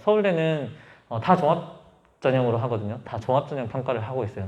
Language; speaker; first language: Korean; native; Korean